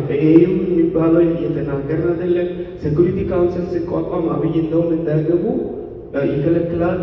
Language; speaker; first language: Amharic; non-native, local second language; Sidamo